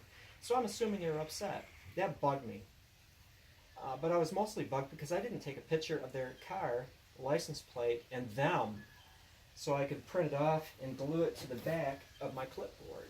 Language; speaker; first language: English; native; English